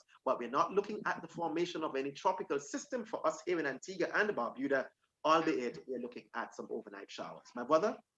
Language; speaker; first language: English; native; English